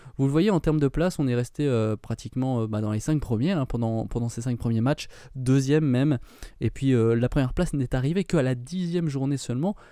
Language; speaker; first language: French; native; French